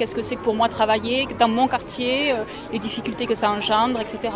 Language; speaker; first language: French; native; French